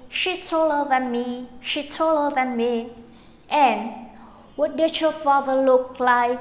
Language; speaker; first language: English; non-native, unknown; Vietnamese